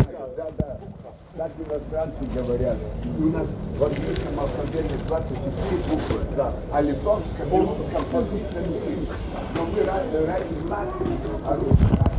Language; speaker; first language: Russian; non-native, fluent; Lithuanian